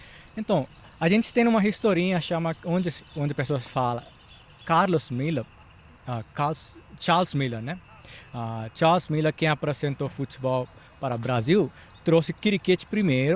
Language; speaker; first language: Portuguese; non-native, fluent; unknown